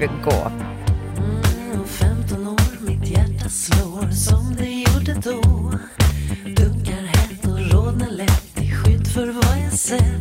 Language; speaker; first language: Swedish; native; Swedish